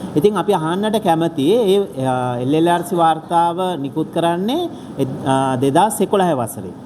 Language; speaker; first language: Sinhala; non-native, local second language; Tamil